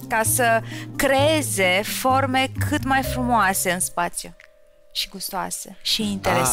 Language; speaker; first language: Romanian; native; Romanian